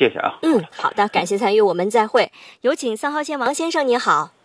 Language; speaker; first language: Chinese; native; Chinese